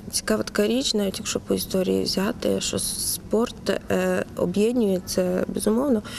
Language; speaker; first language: Ukrainian; native; Ukrainian